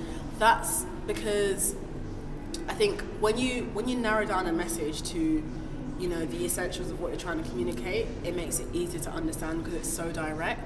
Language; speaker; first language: English; non-native, local second language; Igbo